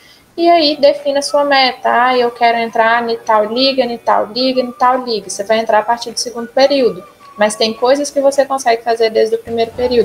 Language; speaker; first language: Portuguese; native; Portuguese